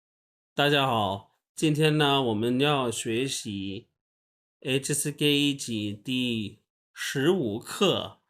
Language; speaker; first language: Chinese; non-native, fluent; Urdu